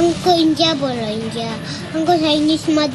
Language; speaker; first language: Hindi; non-native, local second language; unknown